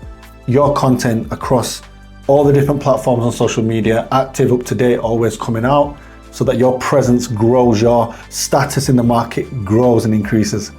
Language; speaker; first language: English; native; English